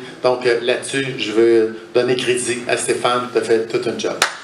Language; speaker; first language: French; native; French